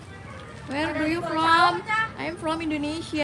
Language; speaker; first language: English; non-native, learner; Indonesian